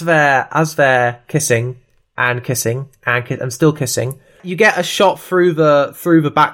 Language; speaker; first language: English; native; English